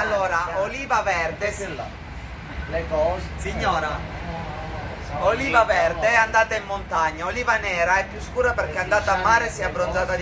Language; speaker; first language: Italian; native; Italian